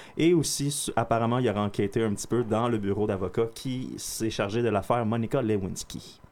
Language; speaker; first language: French; native; French